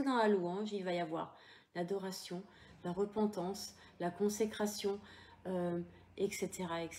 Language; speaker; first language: French; native; French